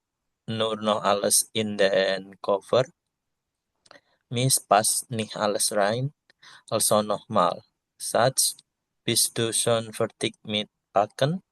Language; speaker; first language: German; non-native, learner; Indonesian